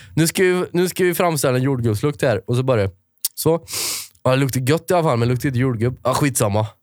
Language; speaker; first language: Swedish; native; Swedish